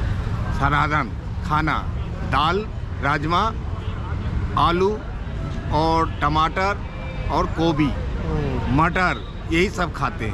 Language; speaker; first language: Hindi; native; Hindi